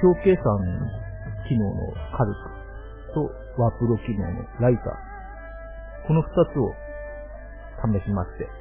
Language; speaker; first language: Japanese; native; Japanese